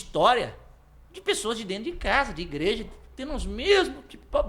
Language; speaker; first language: Portuguese; native; Portuguese